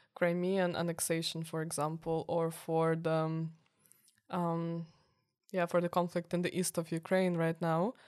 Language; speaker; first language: English; non-native, fluent; Ukrainian